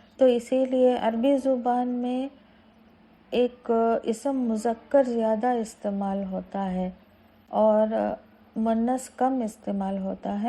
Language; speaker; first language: Urdu; native; Urdu